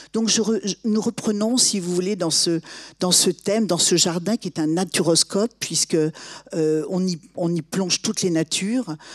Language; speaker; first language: French; native; French